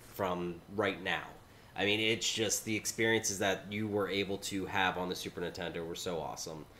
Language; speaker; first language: English; native; English